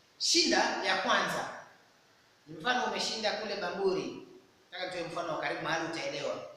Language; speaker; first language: Swahili; non-native, local second language; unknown